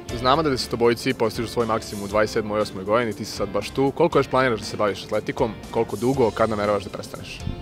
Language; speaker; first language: Serbian; non-native, local second language; Rusyn